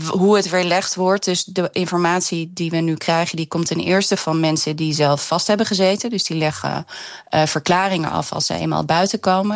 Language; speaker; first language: Dutch; native; Dutch